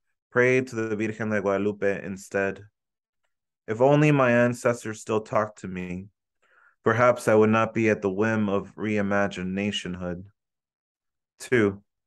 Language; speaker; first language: English; early bilingual, other home language; Spanish